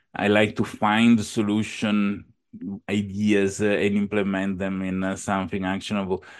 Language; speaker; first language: English; non-native, fluent; Italian